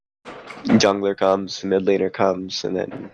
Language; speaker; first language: English; native; English